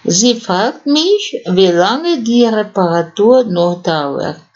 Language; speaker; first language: German; non-native, fluent; Russian